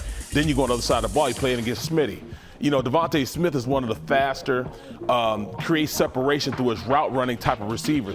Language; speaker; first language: English; native; English